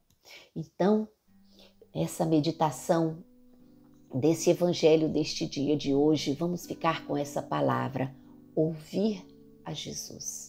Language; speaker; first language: Portuguese; native; Portuguese